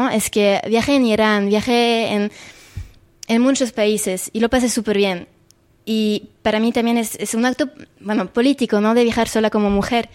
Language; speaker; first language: Spanish; non-native, fluent; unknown